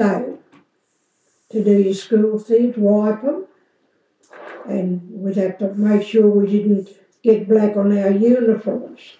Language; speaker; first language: English; native; English